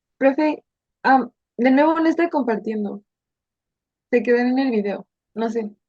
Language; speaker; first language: Spanish; native; Spanish